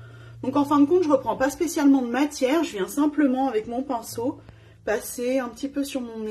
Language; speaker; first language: French; native; French